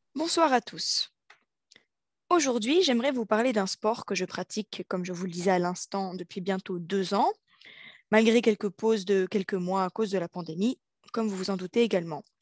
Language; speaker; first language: French; native; French